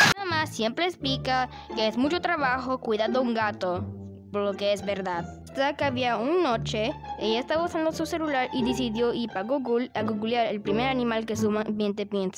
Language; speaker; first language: Spanish; early bilingual, heritage; Spanish